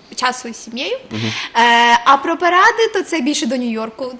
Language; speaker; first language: Ukrainian; native; Ukrainian